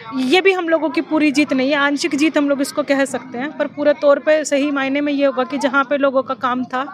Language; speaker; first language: Hindi; native; Hindi